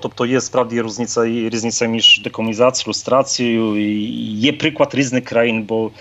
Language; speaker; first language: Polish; non-native, learner; Ukrainian